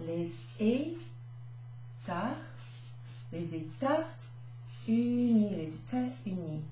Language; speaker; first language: French; non-native, fluent; English